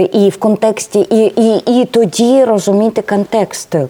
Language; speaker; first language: Ukrainian; non-native, local second language; Russian